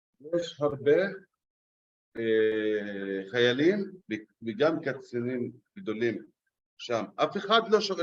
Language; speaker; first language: Hebrew; non-native, local second language; Arabic